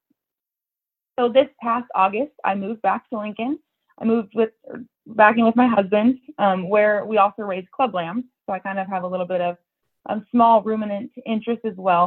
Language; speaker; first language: English; native; English